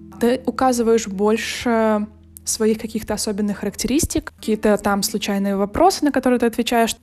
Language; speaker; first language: Russian; native; Russian